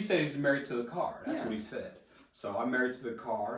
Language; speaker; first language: English; native; English